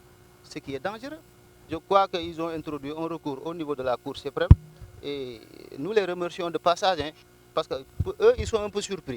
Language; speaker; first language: French; non-native, local second language; Wolof